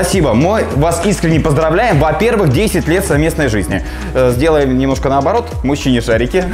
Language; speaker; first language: Russian; native; Russian